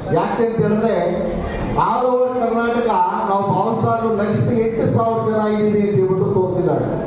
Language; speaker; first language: Kannada; non-native, local second language; Marathi